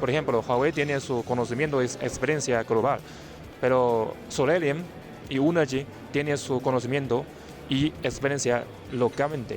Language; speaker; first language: Spanish; non-native, fluent; Chinese